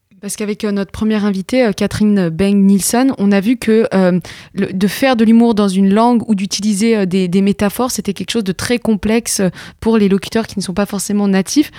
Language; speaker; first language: French; native; French